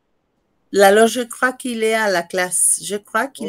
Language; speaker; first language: French; non-native, fluent; Spanish